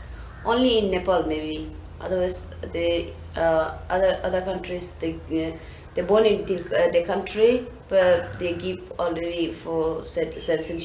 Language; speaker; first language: English; non-native, learner; Tibetan